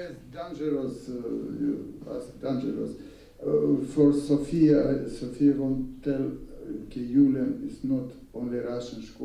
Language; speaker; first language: English; non-native, learner; Russian